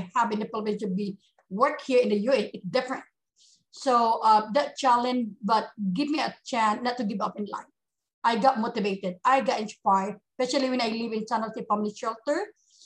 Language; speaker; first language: English; non-native, local second language; Hiligaynon